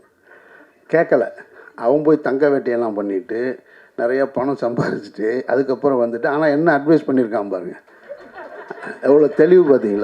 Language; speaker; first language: Tamil; native; Tamil